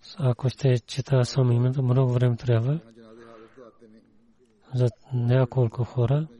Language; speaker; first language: Bulgarian; non-native, learner; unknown